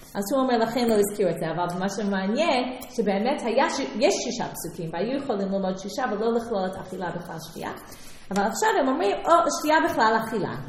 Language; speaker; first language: Hebrew; non-native, fluent; English